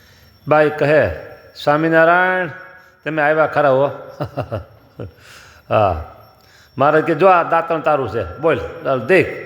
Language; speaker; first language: Gujarati; native; Gujarati